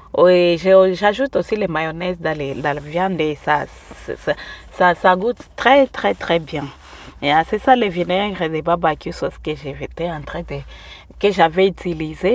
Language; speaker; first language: French; non-native, local second language; Swahili